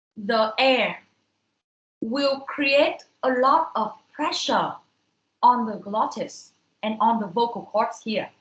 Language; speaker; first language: English; non-native, fluent; Vietnamese